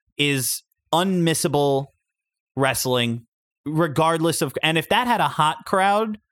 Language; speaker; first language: English; native; English